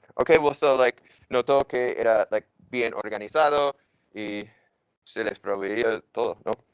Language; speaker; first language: Spanish; non-native, fluent; English